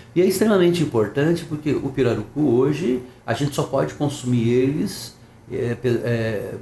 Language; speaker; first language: Portuguese; native; Portuguese